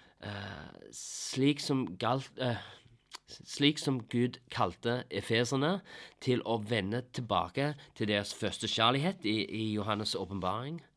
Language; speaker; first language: Norwegian; non-native, fluent; English